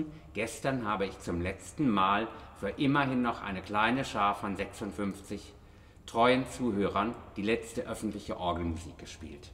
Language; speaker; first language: German; native; German